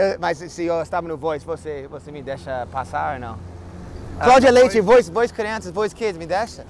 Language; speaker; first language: Portuguese; non-native, fluent; English